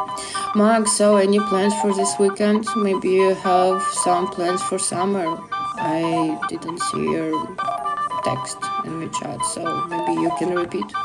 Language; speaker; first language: English; non-native, learner; Russian